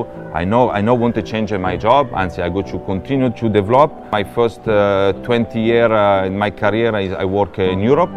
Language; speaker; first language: English; non-native, learner; Italian